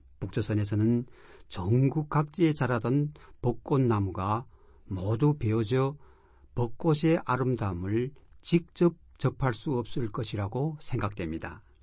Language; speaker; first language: Korean; native; Korean